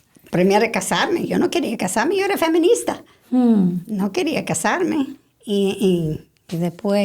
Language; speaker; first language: Spanish; non-native, fluent; English